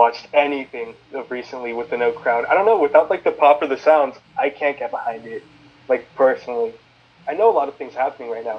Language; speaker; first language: English; native; English